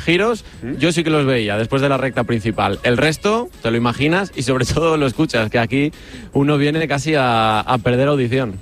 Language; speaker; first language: Spanish; native; Spanish